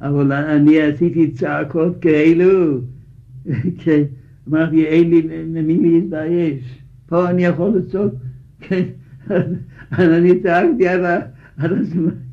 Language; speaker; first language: Hebrew; non-native, fluent; Yiddish